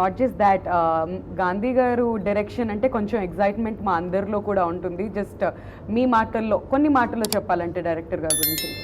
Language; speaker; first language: Telugu; native; Telugu